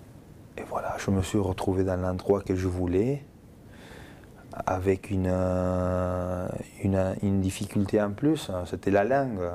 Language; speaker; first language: French; non-native, fluent; Spanish